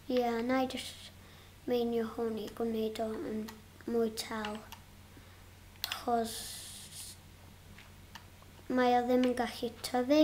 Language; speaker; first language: Welsh; non-native, local second language; English